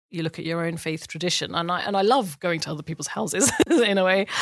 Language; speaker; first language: English; native; English